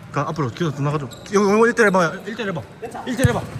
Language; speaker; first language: Korean; native; Korean